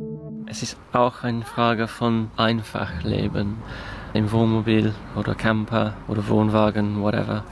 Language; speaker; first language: German; non-native, fluent; English